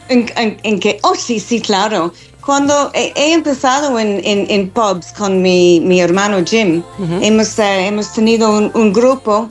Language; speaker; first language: Spanish; non-native, fluent; English